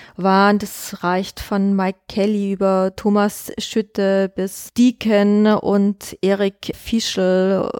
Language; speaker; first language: German; native; German